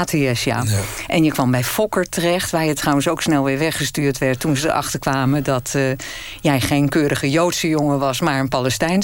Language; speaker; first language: Dutch; native; Dutch